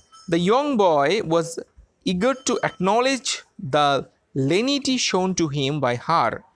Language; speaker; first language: English; non-native, local second language; Bangla